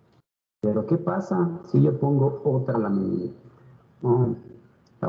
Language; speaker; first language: Spanish; native; Spanish